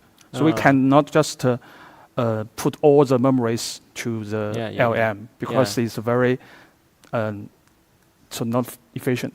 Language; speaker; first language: English; non-native, fluent; Chinese